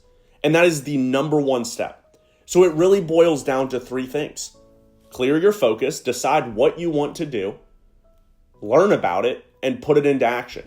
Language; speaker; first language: English; native; English